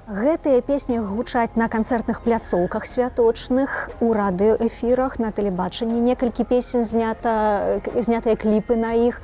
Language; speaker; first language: Belarusian; native; Belarusian